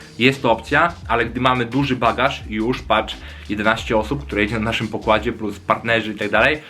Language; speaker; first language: Polish; native; Polish